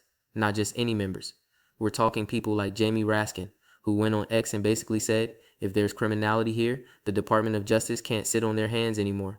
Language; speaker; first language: English; native; English